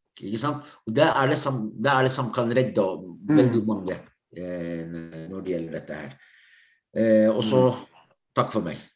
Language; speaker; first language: Norwegian; non-native, fluent; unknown